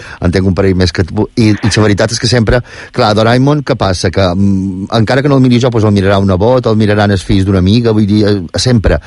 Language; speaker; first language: Catalan; native; Catalan